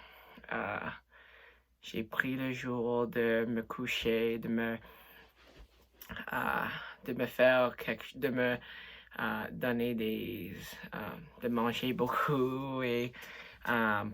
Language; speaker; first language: French; non-native, local second language; English